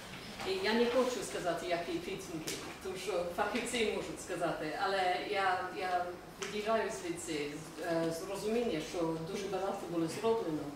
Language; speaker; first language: Ukrainian; non-native, fluent; English